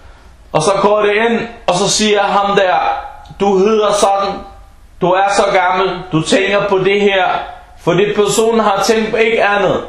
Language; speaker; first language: Danish; non-native, fluent; Arabic